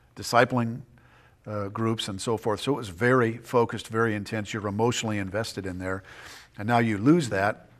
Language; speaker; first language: English; native; English